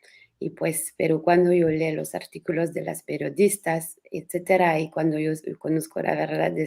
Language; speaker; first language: Spanish; non-native, learner; French